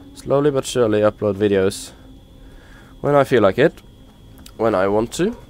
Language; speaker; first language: English; non-native, fluent; Norwegian